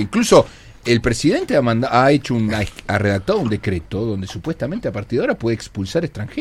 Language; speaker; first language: Spanish; native; Spanish